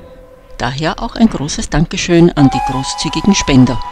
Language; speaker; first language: German; native; German